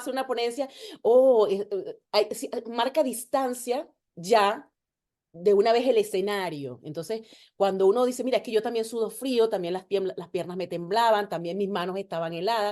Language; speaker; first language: Spanish; native; Spanish